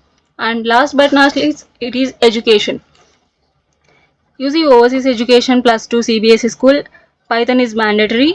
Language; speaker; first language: English; non-native, local second language; Telugu